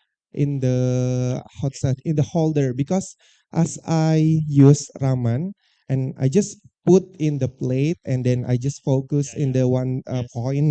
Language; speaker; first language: English; non-native, learner; Indonesian